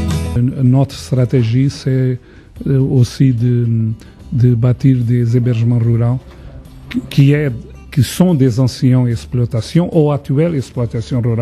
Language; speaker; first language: French; non-native, fluent; Portuguese